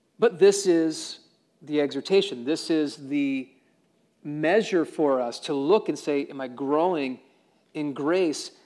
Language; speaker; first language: English; native; English